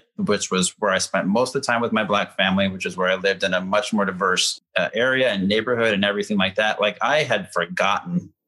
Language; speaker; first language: English; native; English